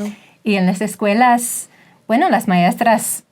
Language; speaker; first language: Spanish; non-native, fluent; English